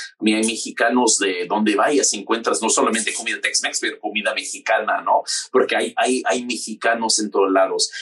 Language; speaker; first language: Spanish; non-native, fluent; English